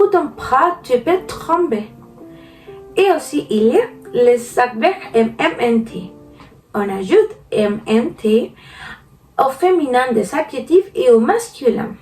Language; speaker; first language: French; non-native, learner; Spanish